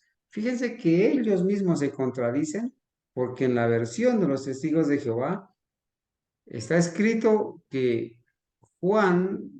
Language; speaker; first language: Spanish; native; Spanish